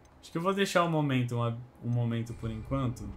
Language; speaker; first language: Portuguese; native; Portuguese